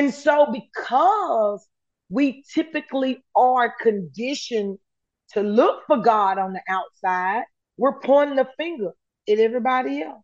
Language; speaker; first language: English; native; English